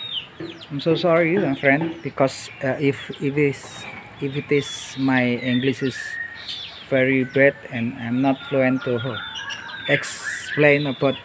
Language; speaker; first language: English; non-native, learner; Indonesian